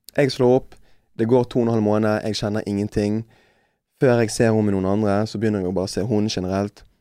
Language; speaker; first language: Norwegian; native; Norwegian